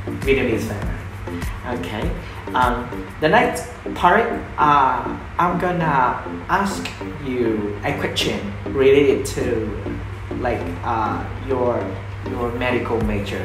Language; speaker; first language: English; non-native, fluent; Vietnamese